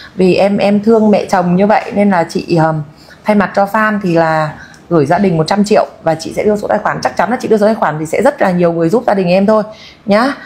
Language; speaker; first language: Vietnamese; native; Vietnamese